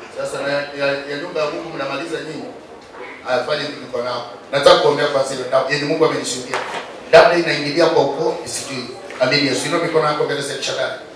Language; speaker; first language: Swahili; native; Swahili